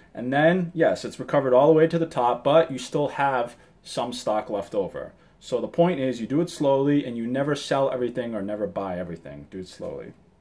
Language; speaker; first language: English; early bilingual, other home language; Japanese